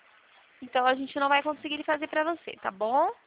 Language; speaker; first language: Portuguese; native; Portuguese